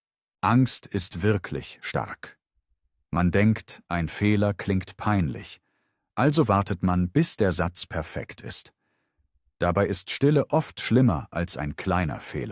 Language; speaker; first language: German; native; German